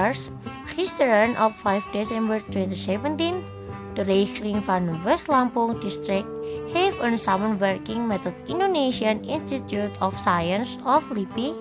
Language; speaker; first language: Dutch; non-native, fluent; Indonesian